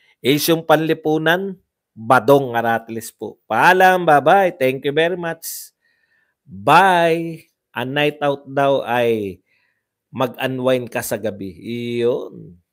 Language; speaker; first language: Filipino; non-native, local second language; Cebuano